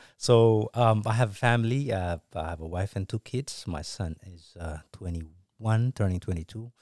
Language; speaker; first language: English; non-native, fluent; Tigrinya